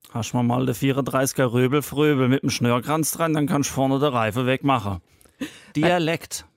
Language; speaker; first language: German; native; German